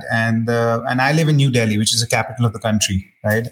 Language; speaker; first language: English; non-native, local second language; Hindi